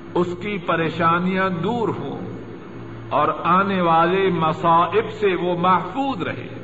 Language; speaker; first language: Urdu; native; Urdu